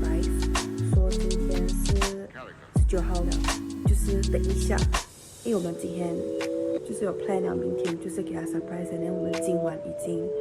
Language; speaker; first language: Chinese; native; Chinese